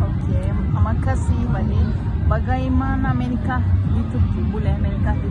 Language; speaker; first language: Indonesian; non-native, learner; Turkish